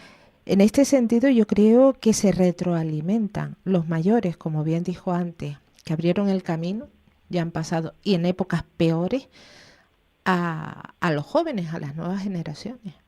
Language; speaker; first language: Spanish; native; Spanish